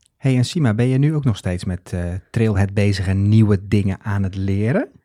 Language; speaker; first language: Dutch; native; Dutch